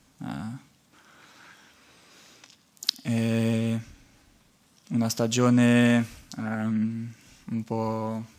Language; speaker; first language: Italian; non-native, fluent; French